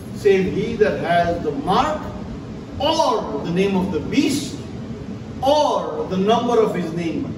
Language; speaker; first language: English; non-native, local second language; Nepali